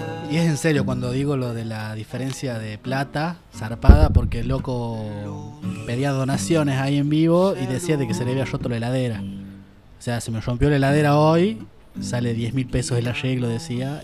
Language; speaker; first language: Spanish; native; Spanish